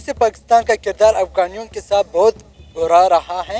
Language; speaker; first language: Hindi; non-native, local second language; Pashto